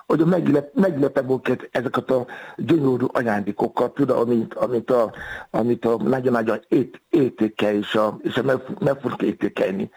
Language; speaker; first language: Hungarian; non-native, fluent; Yoruba